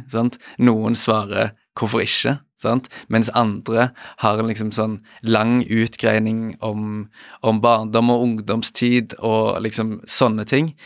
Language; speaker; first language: Norwegian; native; Norwegian